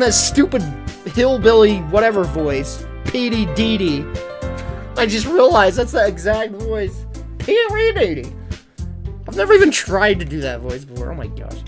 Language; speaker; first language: English; native; English